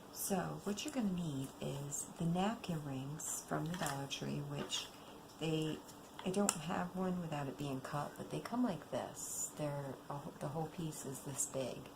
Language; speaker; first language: English; native; English